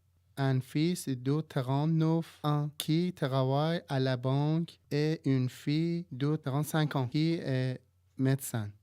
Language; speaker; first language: French; non-native, learner; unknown